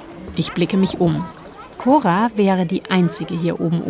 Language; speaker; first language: German; native; German